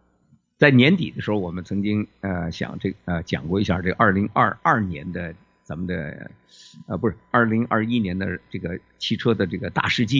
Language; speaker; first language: Chinese; native; Chinese